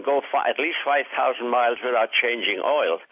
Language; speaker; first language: English; native; English